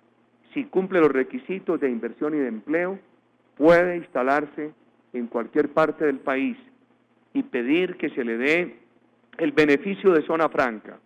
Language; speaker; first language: Spanish; native; Spanish